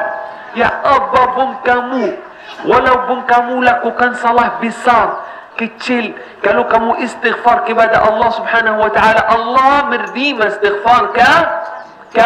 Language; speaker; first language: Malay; non-native, learner; Arabic